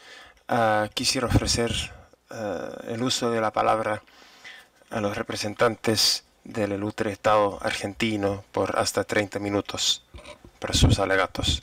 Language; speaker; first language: Spanish; non-native, fluent; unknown